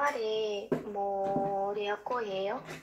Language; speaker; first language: Korean; non-native, learner; Vietnamese